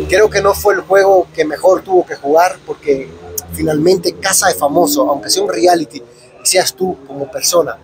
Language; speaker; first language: Spanish; native; Spanish